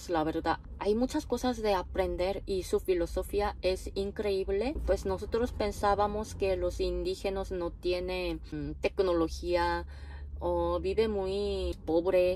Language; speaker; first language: Spanish; non-native, fluent; Korean